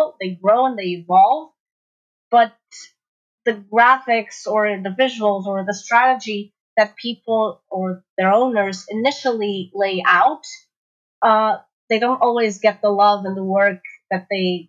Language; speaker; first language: English; non-native, fluent; Portuguese